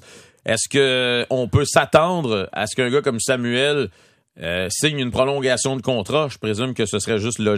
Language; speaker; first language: French; native; French